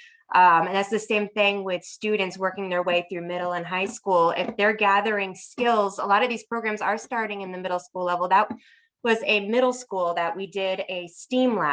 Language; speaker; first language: English; native; English